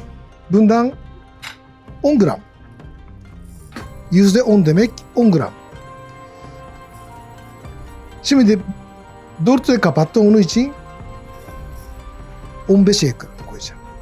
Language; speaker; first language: Turkish; non-native, learner; Japanese